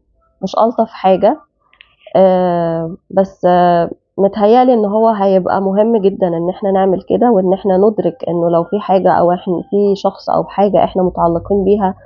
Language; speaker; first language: Arabic; native; Arabic